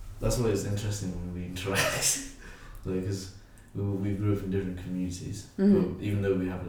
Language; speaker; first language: English; native; English